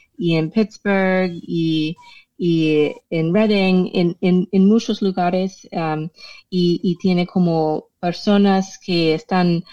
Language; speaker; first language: Spanish; non-native, fluent; English